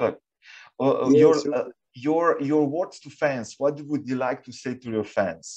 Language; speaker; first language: English; non-native, fluent; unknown